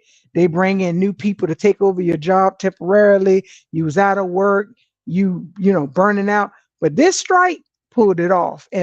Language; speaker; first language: English; native; English